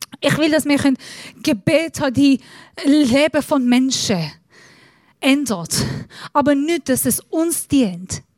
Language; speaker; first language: German; non-native, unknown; Persian